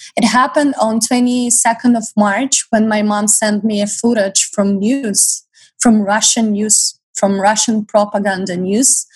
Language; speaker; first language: English; non-native, fluent; Ukrainian